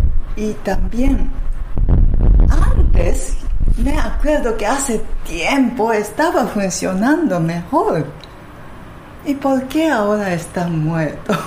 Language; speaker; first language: Spanish; non-native, learner; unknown